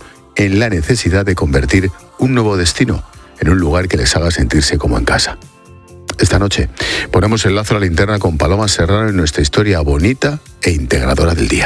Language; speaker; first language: Spanish; native; Spanish